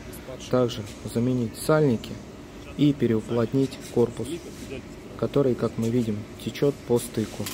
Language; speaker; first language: Russian; native; Russian